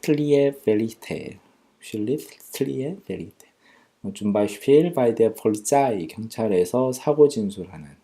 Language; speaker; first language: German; non-native, fluent; Korean